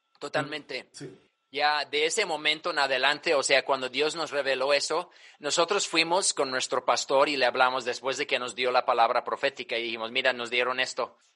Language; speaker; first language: Spanish; early bilingual, other home language; English